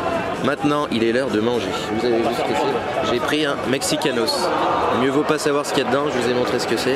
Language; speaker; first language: French; native; French